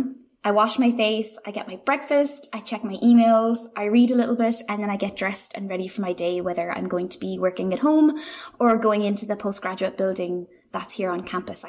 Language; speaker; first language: English; native; English